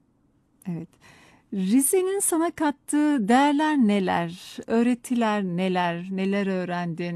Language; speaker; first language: Turkish; native; Turkish